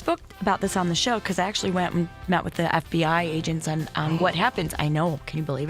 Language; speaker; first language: English; native; English